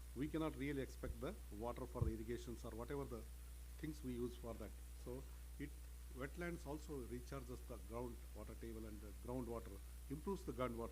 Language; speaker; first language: English; non-native, local second language; Kannada